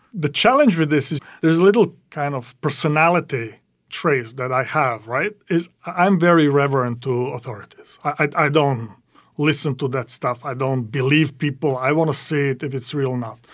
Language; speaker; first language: English; non-native, fluent; Serbian